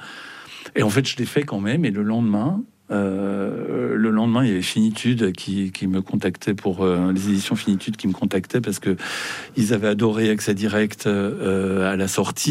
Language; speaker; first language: French; native; French